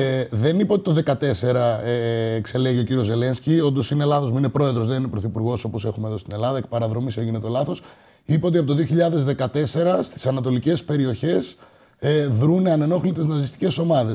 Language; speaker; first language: Greek; native; Greek